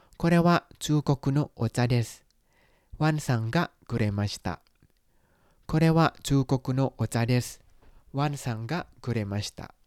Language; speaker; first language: Japanese; non-native, fluent; Thai